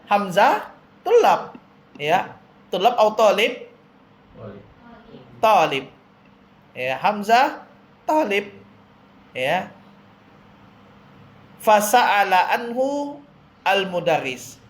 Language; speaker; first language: Arabic; non-native, fluent; Indonesian